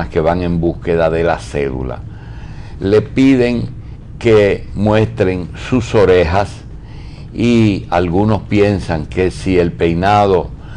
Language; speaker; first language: Spanish; native; Spanish